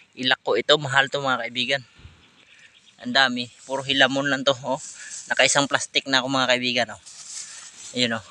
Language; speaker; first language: Filipino; non-native, local second language; Cebuano